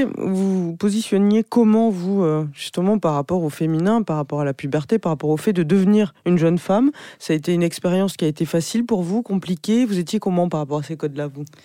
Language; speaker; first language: French; native; French